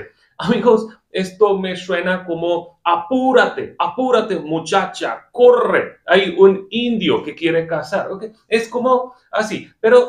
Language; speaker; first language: Spanish; non-native, fluent; Hindi